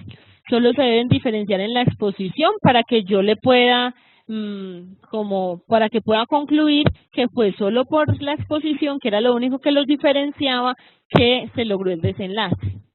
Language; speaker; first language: Spanish; native; Spanish